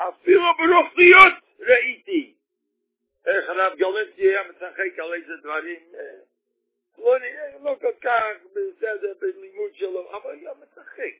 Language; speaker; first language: Hebrew; non-native, fluent; Yiddish